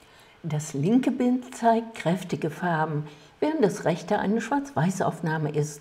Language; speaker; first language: German; native; German